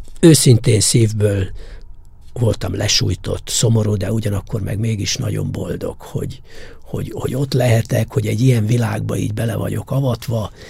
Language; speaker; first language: Hungarian; native; Hungarian